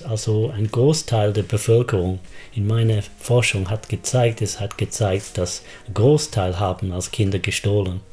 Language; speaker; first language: German; non-native, fluent; English